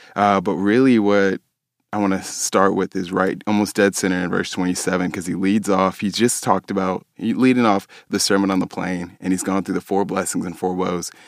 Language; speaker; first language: English; native; English